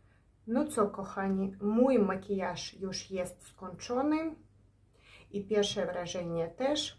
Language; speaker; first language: Polish; non-native, learner; Ukrainian